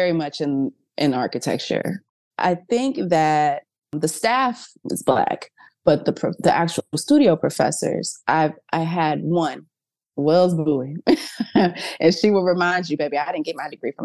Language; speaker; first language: English; native; English